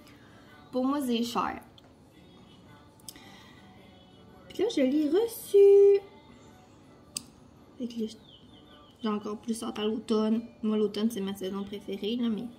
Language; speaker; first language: French; native; French